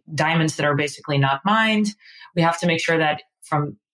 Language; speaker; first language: English; non-native, fluent; Dutch